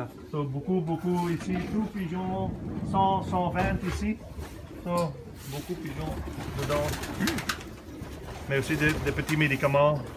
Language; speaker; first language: French; non-native, learner; Dutch